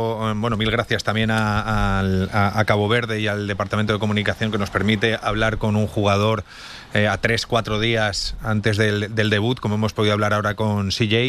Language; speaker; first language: Spanish; native; Spanish